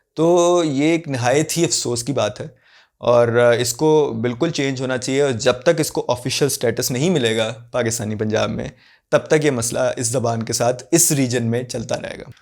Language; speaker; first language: Urdu; non-native, local second language; Punjabi